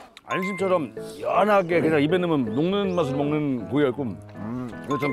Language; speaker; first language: Korean; native; Korean